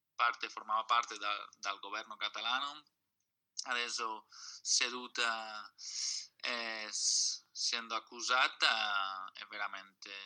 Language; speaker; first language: Italian; non-native, fluent; Catalan